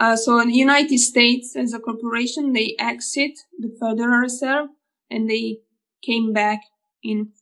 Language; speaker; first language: English; non-native, fluent; Italian